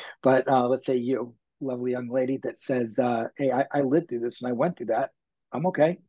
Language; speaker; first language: English; native; English